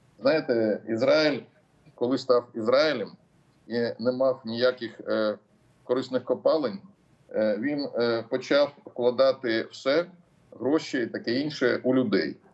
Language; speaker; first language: Ukrainian; non-native, local second language; Russian